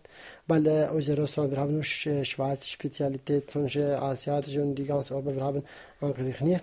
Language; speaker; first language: German; non-native, learner; Kurdish